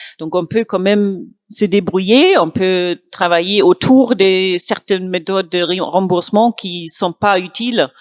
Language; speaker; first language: French; non-native, fluent; German